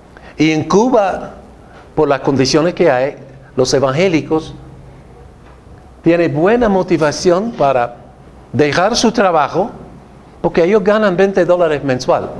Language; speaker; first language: Spanish; non-native, fluent; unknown